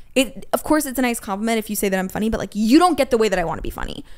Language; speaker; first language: English; native; English